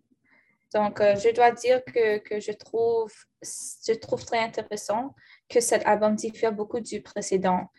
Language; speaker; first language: French; non-native, learner; English